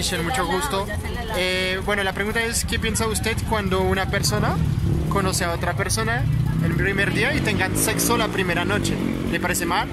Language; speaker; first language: Spanish; non-native, fluent; French